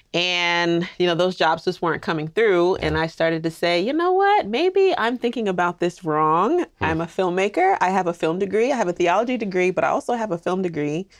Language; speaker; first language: English; native; English